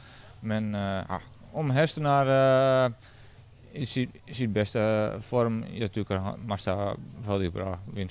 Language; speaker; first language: Swedish; non-native, learner; Dutch